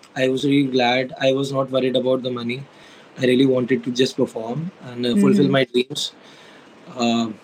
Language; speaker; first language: English; non-native, local second language; Hindi